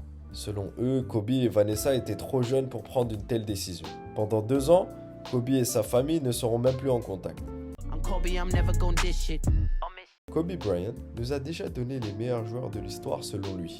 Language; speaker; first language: French; native; French